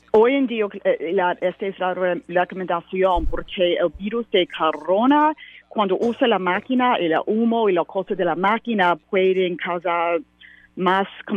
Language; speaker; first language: Spanish; non-native, learner; English